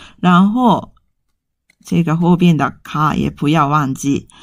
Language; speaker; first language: Chinese; non-native, fluent; Japanese